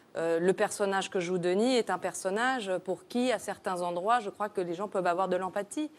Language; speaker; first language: French; native; French